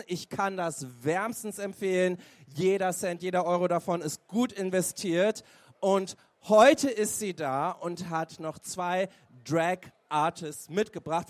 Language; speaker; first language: German; native; German